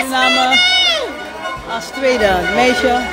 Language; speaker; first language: Dutch; native; Dutch